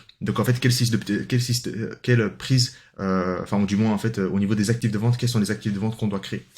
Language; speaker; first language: French; native; French